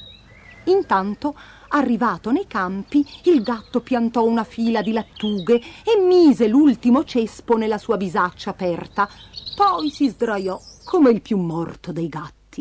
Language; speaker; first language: Italian; native; Italian